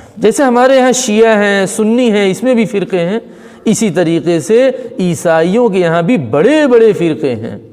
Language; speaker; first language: Urdu; native; Urdu